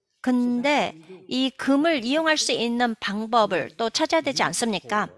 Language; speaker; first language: Korean; native; Korean